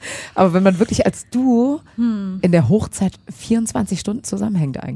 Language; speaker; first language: German; native; German